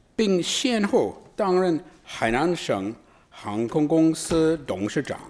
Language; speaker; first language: Chinese; non-native, fluent; English